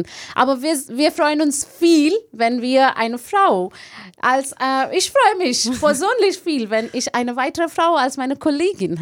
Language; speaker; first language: German; non-native, learner; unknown